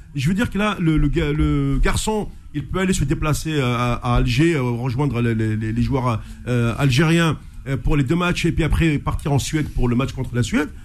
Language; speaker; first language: French; non-native, local second language; Arabic